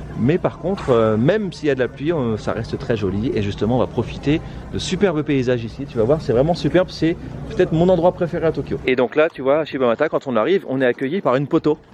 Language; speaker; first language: French; native; French